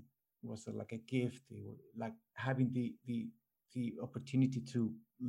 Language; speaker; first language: English; non-native, fluent; Spanish